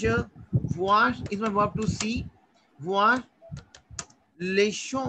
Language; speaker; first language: French; non-native, learner; Hindi